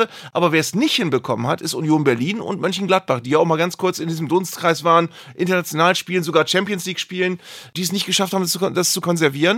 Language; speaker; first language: German; native; German